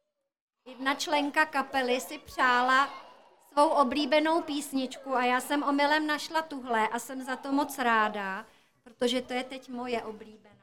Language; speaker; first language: Czech; native; Czech